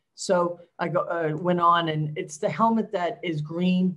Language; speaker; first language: English; native; English